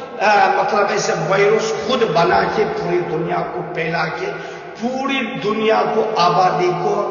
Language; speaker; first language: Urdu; non-native, learner; Uyghur